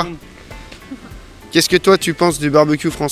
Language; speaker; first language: French; native; French